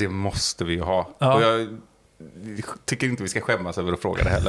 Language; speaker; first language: Swedish; native; Swedish